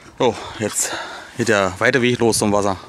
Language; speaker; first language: German; native; German